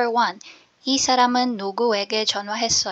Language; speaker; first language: Korean; non-native, fluent; Filipino